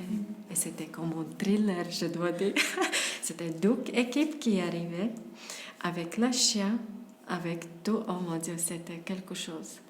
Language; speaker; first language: French; non-native, fluent; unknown